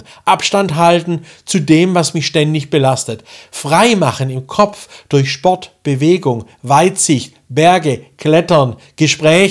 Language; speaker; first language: German; native; German